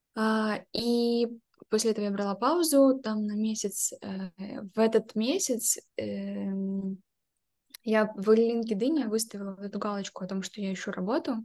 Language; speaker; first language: Russian; native; Russian